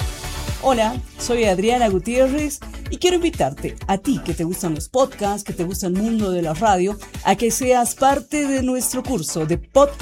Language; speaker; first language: Spanish; native; Spanish